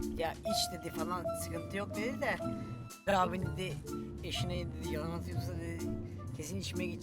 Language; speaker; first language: Turkish; native; Turkish